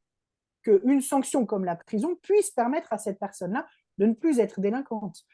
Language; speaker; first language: French; native; French